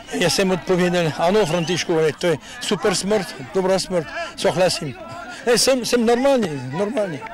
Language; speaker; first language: Czech; non-native, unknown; French